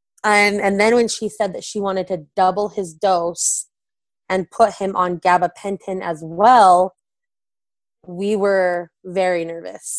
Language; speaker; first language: English; native; English